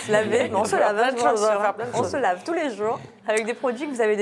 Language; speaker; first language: French; native; French